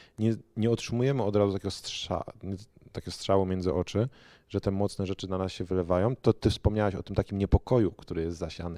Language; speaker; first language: Polish; native; Polish